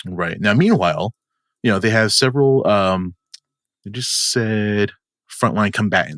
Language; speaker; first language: English; native; English